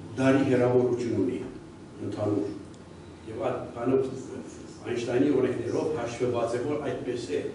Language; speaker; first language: Armenian; early bilingual, heritage; Armenian